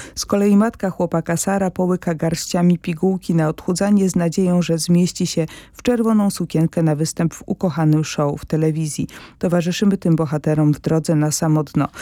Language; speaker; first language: Polish; native; Polish